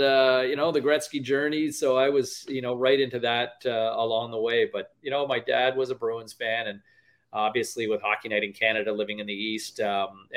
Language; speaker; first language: English; native; English